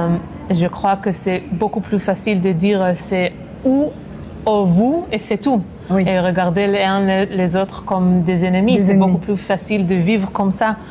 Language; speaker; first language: French; non-native, fluent; Hebrew